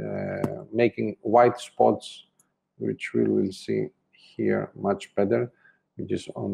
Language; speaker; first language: English; non-native, fluent; Greek